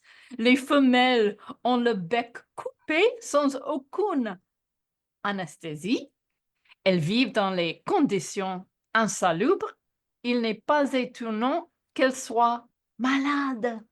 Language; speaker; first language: French; non-native, fluent; English